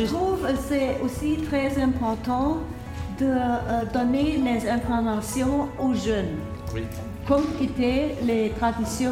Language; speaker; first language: French; non-native, learner; German